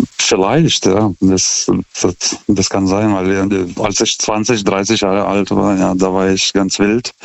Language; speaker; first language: German; non-native, fluent; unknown